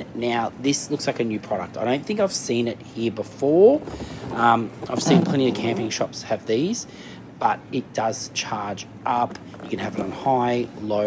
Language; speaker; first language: English; native; English